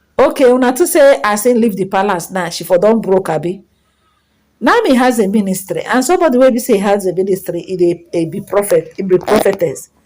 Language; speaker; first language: Nigerian Pidgin; native; Nigerian Pidgin